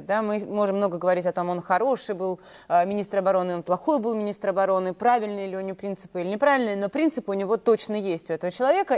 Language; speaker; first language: Russian; native; Russian